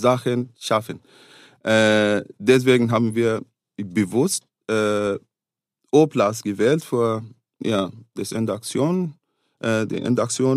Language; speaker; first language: German; non-native, fluent; Arabic